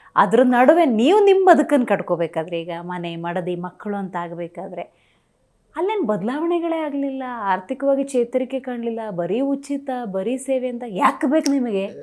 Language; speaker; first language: Kannada; native; Kannada